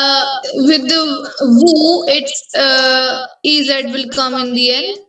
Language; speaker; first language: English; non-native, fluent; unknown